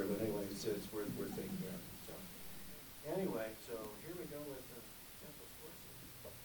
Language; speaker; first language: English; native; English